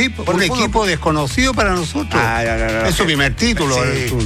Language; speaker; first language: Spanish; native; Spanish